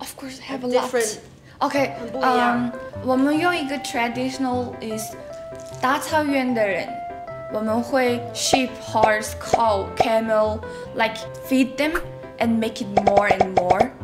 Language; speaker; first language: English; non-native, learner; Mongolian